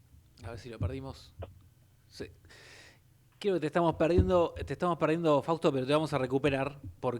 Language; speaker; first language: Spanish; native; Spanish